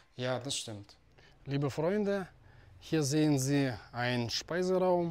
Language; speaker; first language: German; non-native, fluent; Russian